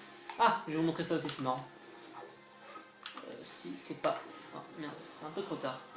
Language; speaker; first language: French; native; French